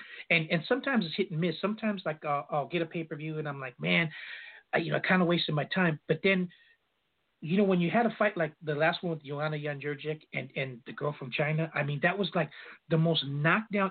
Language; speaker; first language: English; native; English